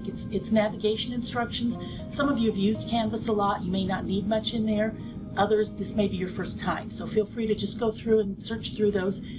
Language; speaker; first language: English; native; English